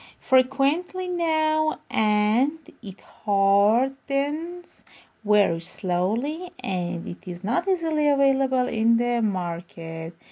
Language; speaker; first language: English; non-native, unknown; Persian